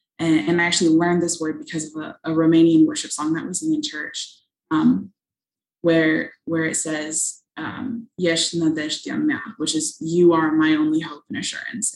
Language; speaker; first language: English; native; English